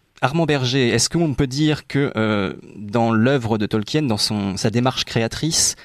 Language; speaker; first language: French; native; French